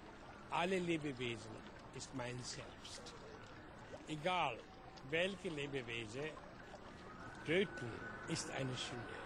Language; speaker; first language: German; non-native, fluent; Hindi